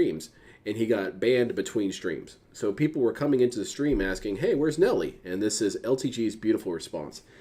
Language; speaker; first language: English; native; English